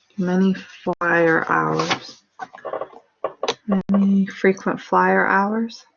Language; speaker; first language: English; native; English